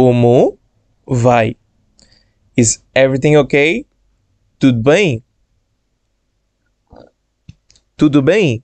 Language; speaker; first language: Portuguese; non-native, fluent; Bangla